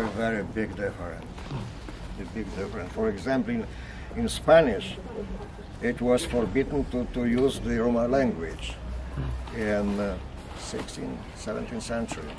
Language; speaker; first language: English; non-native, learner; Polish